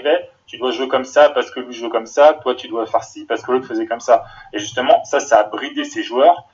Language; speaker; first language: French; native; French